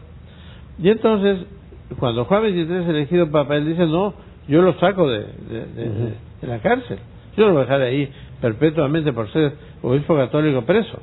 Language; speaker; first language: Spanish; native; Spanish